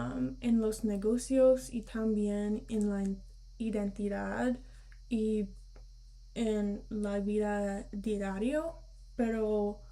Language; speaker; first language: Spanish; early bilingual, heritage; Spanish